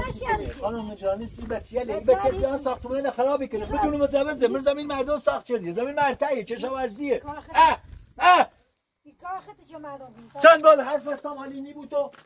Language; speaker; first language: Persian; non-native, local second language; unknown